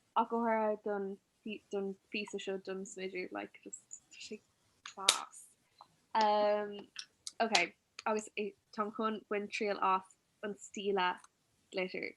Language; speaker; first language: Irish; non-native, local second language; English